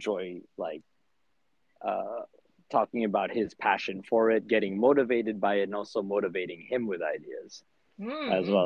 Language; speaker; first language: English; native; English